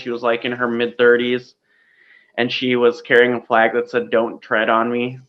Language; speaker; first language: English; native; English